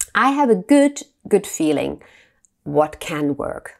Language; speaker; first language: English; non-native, fluent; German